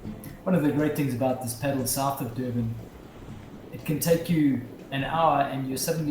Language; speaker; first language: English; native; English